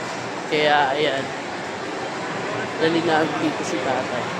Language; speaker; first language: Filipino; native; Filipino